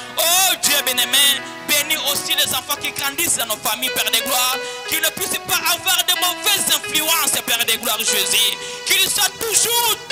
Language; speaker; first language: French; non-native, local second language; Swahili